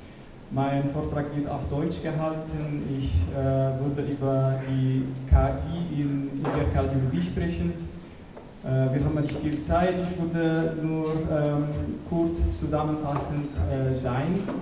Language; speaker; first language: German; non-native, fluent; Arabic